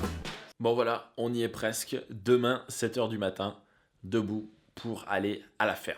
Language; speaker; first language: French; native; French